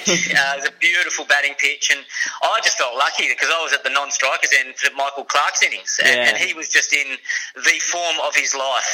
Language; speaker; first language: English; native; English